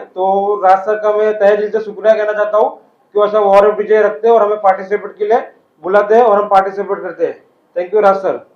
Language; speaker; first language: Hindi; native; Hindi